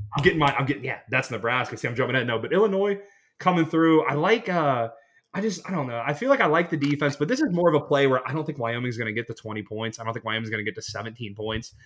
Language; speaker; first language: English; native; English